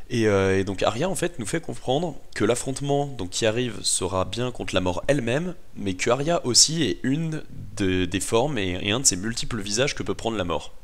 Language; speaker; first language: French; native; French